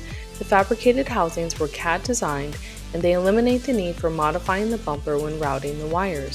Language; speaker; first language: English; native; English